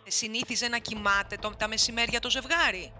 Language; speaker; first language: Greek; native; Greek